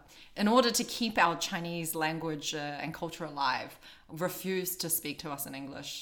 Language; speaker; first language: English; native; English